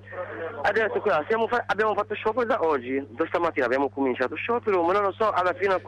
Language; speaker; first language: Italian; non-native, learner; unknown